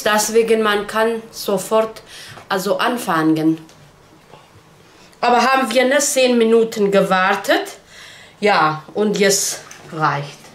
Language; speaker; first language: German; non-native, learner; Turkish